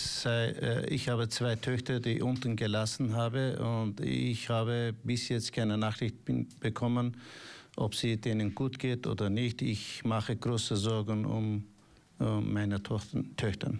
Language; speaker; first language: German; non-native, fluent; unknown